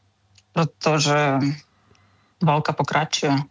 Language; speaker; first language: Czech; non-native, learner; Ukrainian